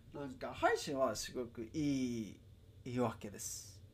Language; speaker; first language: Japanese; non-native, learner; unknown